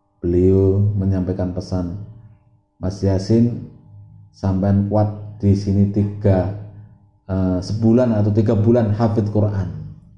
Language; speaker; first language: Indonesian; non-native, local second language; Javanese